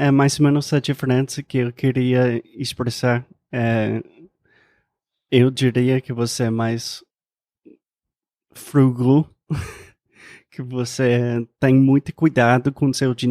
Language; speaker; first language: Portuguese; non-native, fluent; English